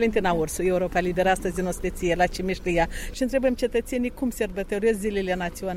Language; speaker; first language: Romanian; native; Romanian